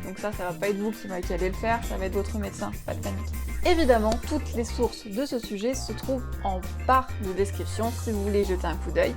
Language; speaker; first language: French; native; French